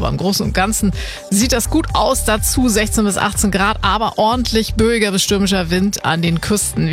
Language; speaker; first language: German; native; German